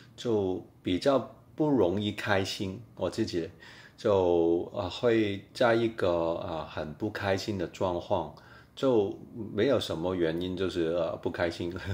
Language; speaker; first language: Chinese; non-native, fluent; Cantonese